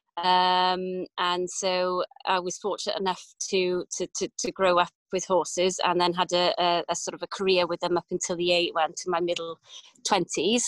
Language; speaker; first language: English; native; English